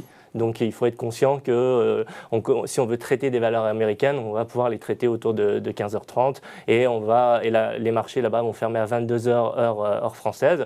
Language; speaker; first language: French; native; French